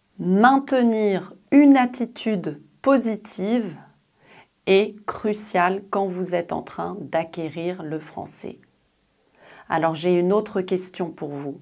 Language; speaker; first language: French; native; French